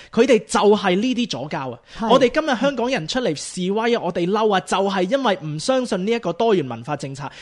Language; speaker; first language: Cantonese; early bilingual, heritage; Cantonese